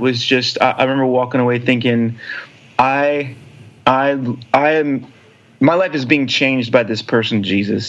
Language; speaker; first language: English; native; English